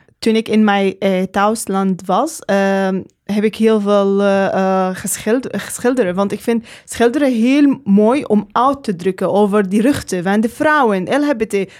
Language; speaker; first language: Dutch; non-native, learner; Arabic